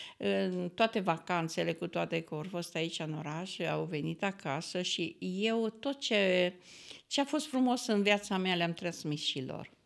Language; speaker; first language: Romanian; native; Romanian